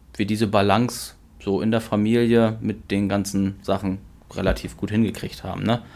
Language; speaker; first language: German; native; German